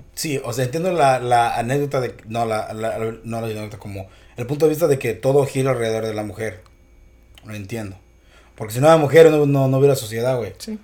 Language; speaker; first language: Spanish; early bilingual, heritage; Spanish